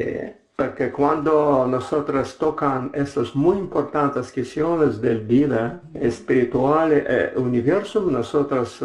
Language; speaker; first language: Spanish; non-native, learner; Russian